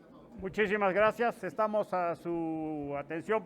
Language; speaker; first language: Spanish; native; Spanish